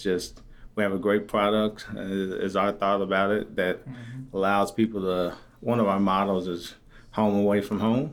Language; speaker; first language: English; early bilingual, other home language; Haitian Creole